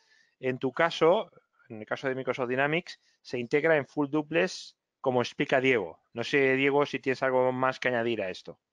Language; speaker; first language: Spanish; native; Spanish